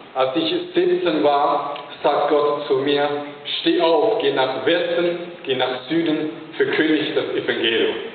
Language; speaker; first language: German; non-native, fluent; Chinese